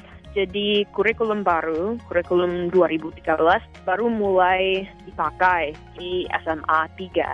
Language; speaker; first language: Indonesian; non-native, fluent; English